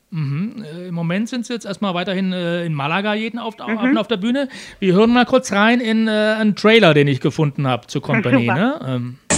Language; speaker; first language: German; native; German